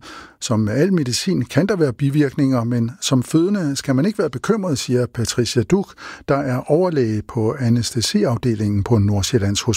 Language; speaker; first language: Danish; native; Danish